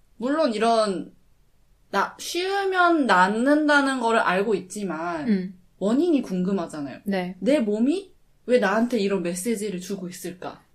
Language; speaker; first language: Korean; early bilingual, heritage; Korean